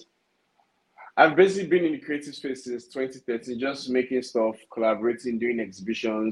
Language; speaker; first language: English; non-native, local second language; Yoruba